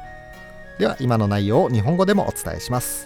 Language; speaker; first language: Japanese; native; Japanese